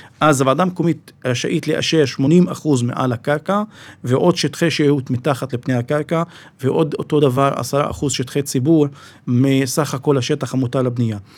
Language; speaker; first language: Hebrew; non-native, local second language; Arabic